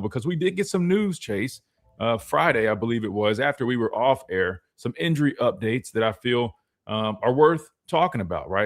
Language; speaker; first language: English; native; English